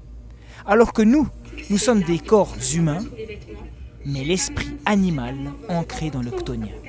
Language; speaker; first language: French; native; French